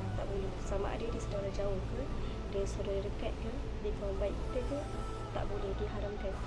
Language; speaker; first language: Malay; native; Malay